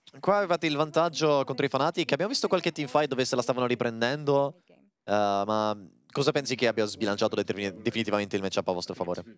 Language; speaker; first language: Italian; native; Italian